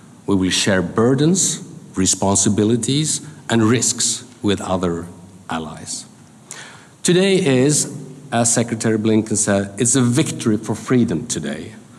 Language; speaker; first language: English; non-native, fluent; Swedish